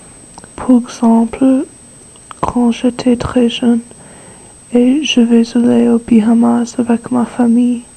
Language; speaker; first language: French; non-native, learner; English